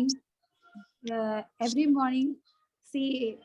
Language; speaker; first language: English; non-native, learner; Hindi